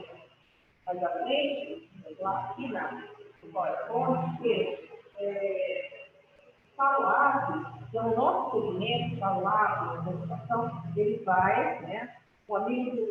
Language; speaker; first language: Portuguese; native; Portuguese